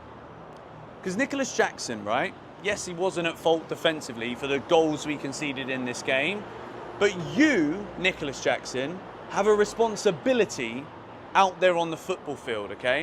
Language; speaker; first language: English; native; English